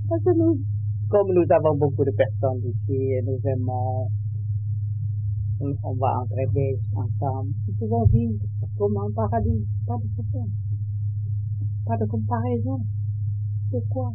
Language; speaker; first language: French; non-native, learner; Vietnamese